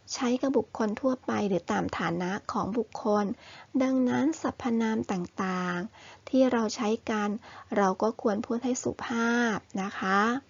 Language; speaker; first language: Thai; native; Thai